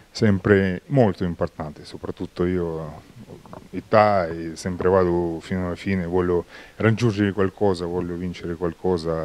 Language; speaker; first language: Italian; non-native, learner; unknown